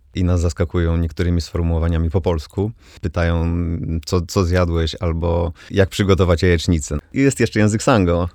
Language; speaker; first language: Polish; native; Polish